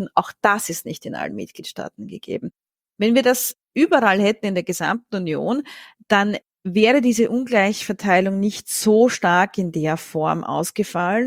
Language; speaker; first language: German; native; German